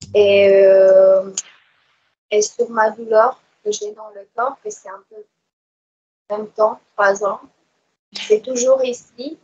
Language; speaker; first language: French; non-native, fluent; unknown